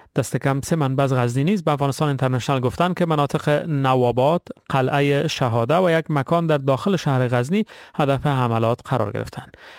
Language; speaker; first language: Persian; native; Persian